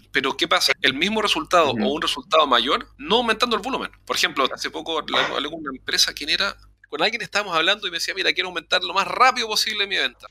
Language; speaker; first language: Spanish; native; Spanish